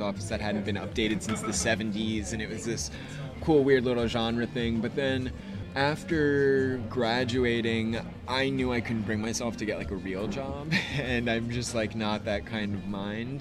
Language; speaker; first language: English; native; English